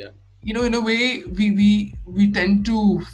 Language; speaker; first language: English; non-native, local second language; Malayalam